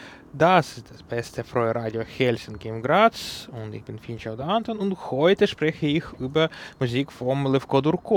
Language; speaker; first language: German; non-native, learner; Ukrainian